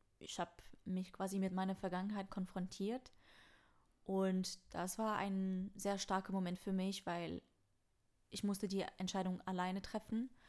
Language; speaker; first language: German; non-native, fluent; French